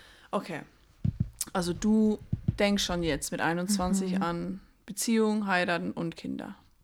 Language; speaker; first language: German; non-native, fluent; English